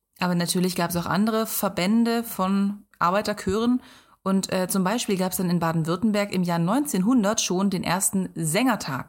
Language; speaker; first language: German; native; German